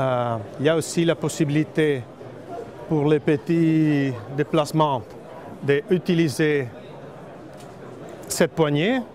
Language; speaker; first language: French; non-native, fluent; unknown